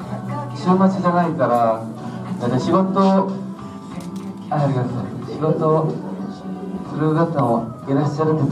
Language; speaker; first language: Japanese; non-native, learner; Korean